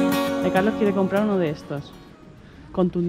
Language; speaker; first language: Spanish; native; Spanish